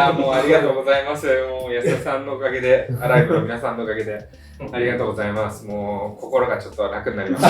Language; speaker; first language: Japanese; native; Japanese